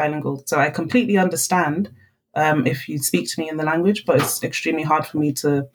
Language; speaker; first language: English; non-native, local second language; Akan